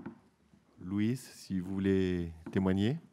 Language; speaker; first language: French; native; French